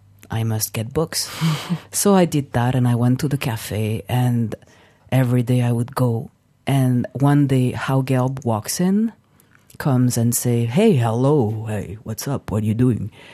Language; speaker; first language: English; non-native, fluent; French